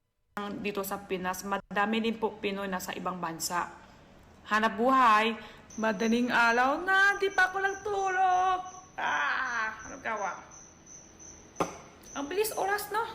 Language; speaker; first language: Filipino; non-native, learner; Chinese